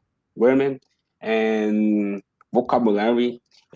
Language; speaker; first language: English; non-native, learner; Portuguese